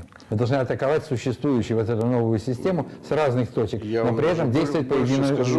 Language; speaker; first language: Russian; native; Russian